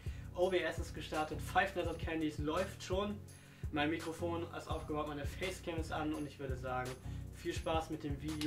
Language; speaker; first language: German; native; German